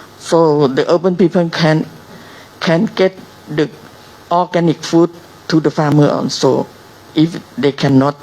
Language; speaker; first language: English; non-native, learner; Thai